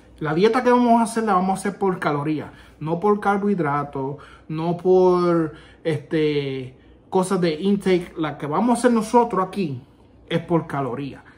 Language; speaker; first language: Spanish; native; Spanish